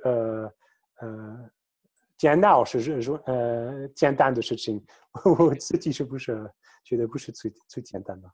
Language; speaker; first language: Chinese; non-native, fluent; French